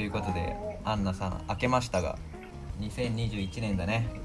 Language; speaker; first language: Japanese; native; Japanese